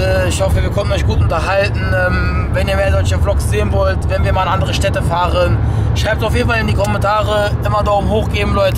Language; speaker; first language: German; native; German